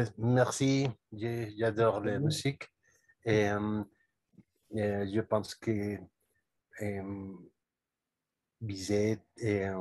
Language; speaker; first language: French; non-native, learner; Spanish